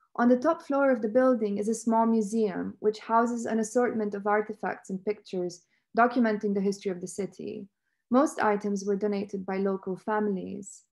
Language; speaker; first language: English; non-native, fluent; Romanian